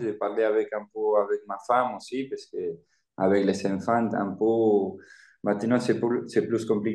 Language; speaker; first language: French; non-native, fluent; Spanish